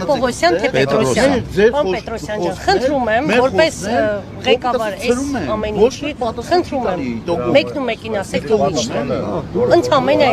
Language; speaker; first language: Armenian; native; Armenian